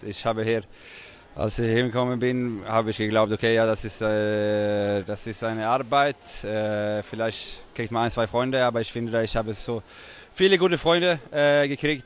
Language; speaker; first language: German; non-native, fluent; Swedish